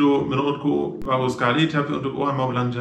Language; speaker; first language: Indonesian; non-native, fluent; German